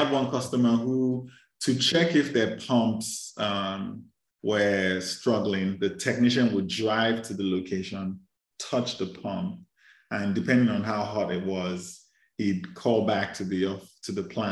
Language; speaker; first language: English; non-native, local second language; Yoruba